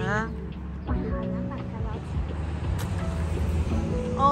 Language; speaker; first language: Chinese; early bilingual, heritage; Chinese